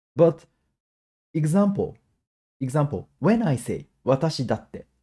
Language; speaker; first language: English; non-native, learner; Japanese